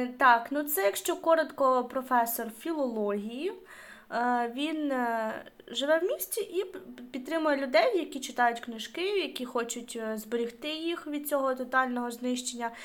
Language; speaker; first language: Ukrainian; non-native, local second language; Russian